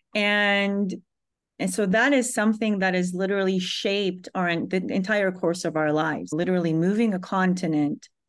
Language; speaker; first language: English; early bilingual, other home language; Hebrew